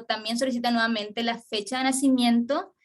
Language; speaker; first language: Spanish; native; Spanish